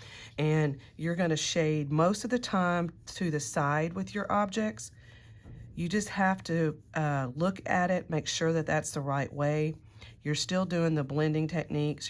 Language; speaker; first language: English; native; English